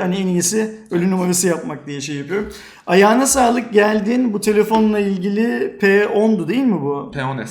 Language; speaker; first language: Turkish; native; Turkish